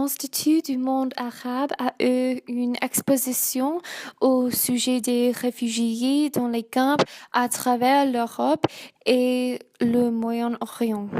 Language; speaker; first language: French; non-native, learner; English